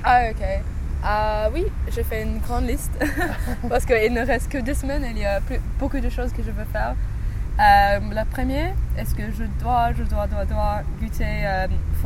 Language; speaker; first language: French; non-native, fluent; English